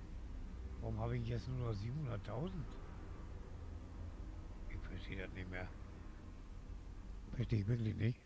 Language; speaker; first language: German; native; German